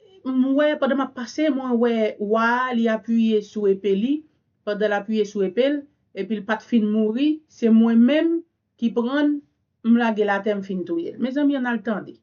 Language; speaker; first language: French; non-native, learner; Haitian Creole